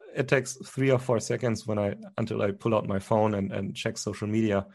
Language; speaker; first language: English; non-native, fluent; German